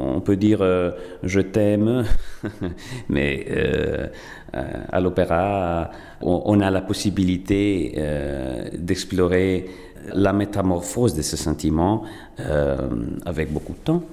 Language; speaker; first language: French; non-native, fluent; Italian